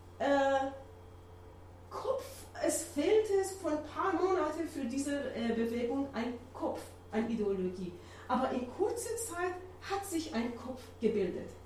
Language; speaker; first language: German; non-native, learner; Persian